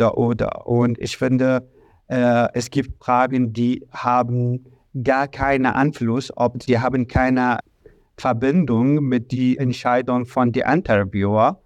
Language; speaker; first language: German; non-native, learner; Arabic